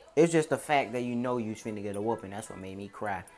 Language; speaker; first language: English; native; English